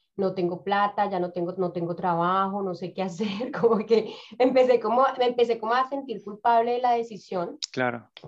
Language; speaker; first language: Spanish; native; Spanish